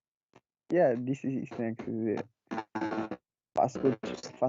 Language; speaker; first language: English; non-native, learner; Bangla